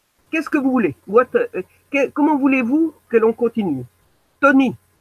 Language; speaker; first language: French; native; French